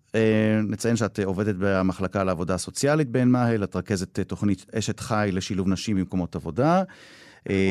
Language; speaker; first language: Hebrew; native; Hebrew